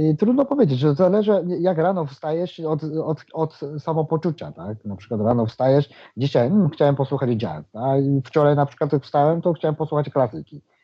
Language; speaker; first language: Polish; non-native, fluent; Japanese